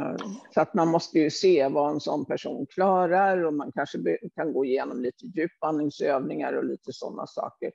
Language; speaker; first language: Swedish; native; Swedish